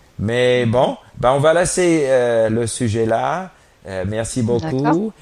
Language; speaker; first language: French; non-native, fluent; English